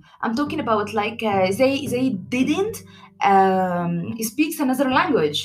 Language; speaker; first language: English; non-native, learner; Arabic